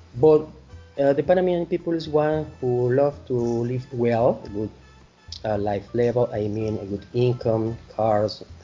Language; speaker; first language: English; non-native, fluent; Spanish